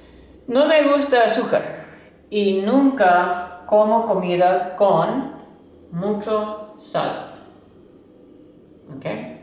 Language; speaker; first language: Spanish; non-native, fluent; English